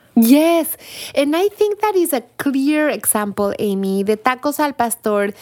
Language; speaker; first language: English; non-native, fluent; Spanish